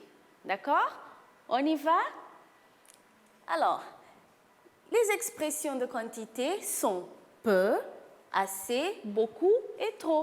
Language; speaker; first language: French; non-native, fluent; Portuguese